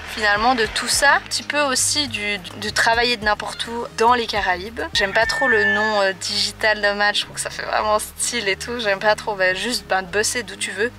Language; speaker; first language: French; native; French